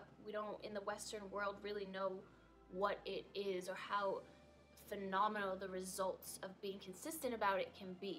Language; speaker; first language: English; native; English